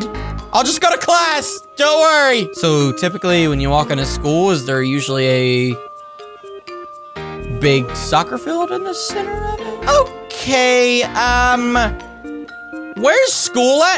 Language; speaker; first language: English; native; English